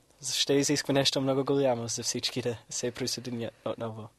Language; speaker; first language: Bulgarian; non-native, fluent; English